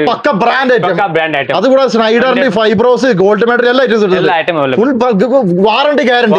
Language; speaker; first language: Malayalam; non-native, learner; Tamil